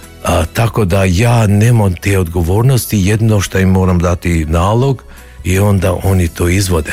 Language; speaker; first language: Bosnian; early bilingual, heritage; Croatian